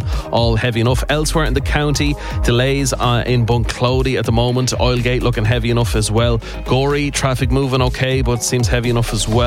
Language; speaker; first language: English; native; English